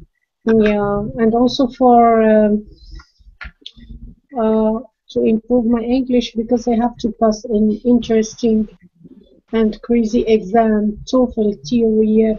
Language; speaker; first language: English; non-native, learner; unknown